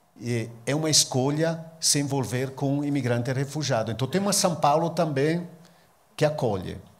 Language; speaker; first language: Portuguese; non-native, fluent; Italian